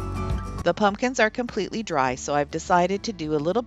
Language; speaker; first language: English; native; English